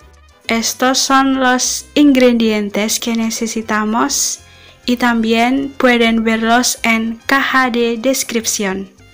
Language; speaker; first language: Spanish; non-native, fluent; Indonesian